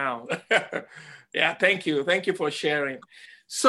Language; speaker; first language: English; non-native, local second language; Yoruba